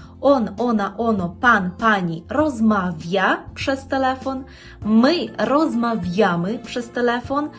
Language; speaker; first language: Polish; non-native, fluent; Ukrainian